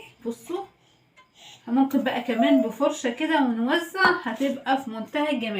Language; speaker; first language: Arabic; native; Arabic